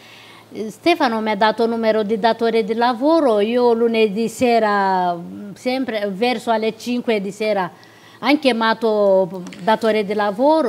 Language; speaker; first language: Italian; non-native, local second language; Romanian